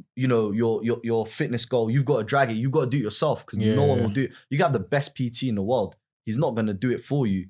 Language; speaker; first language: English; native; English